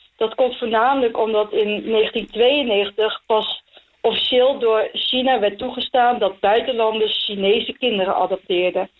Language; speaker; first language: Dutch; early bilingual, other home language; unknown